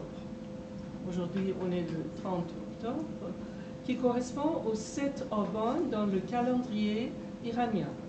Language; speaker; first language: French; non-native, fluent; Persian